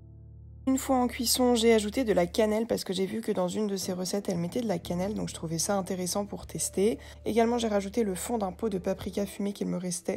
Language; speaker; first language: French; native; French